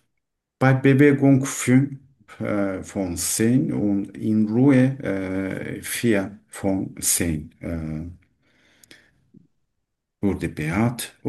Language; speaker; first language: German; non-native, learner; Turkish